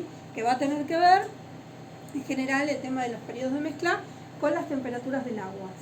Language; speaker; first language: Spanish; native; Spanish